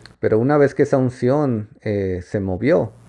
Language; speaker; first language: Spanish; native; Spanish